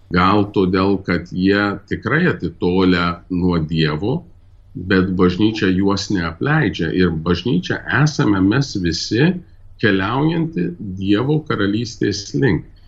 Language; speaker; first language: Lithuanian; early bilingual, heritage; Lithuanian